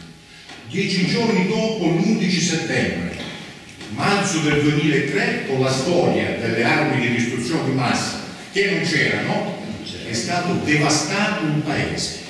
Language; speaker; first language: Italian; native; Italian